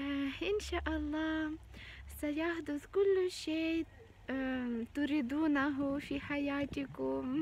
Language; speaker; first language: Arabic; non-native, fluent; Ukrainian